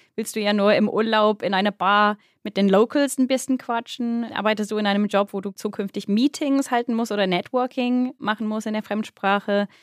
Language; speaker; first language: German; non-native, fluent; English